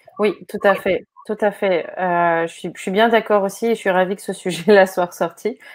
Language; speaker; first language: French; non-native, fluent; Ukrainian